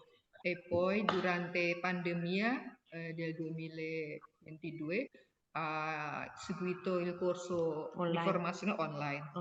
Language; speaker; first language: Italian; non-native, learner; Indonesian